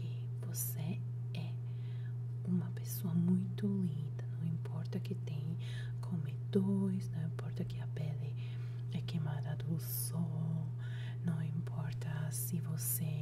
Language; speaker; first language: Portuguese; non-native, fluent; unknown